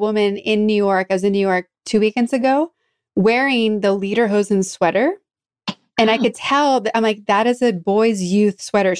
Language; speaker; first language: English; native; English